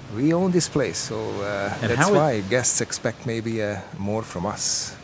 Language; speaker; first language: English; non-native, fluent; Croatian